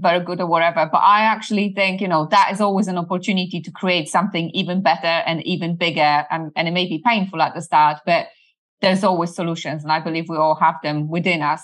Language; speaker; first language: English; non-native, fluent; Polish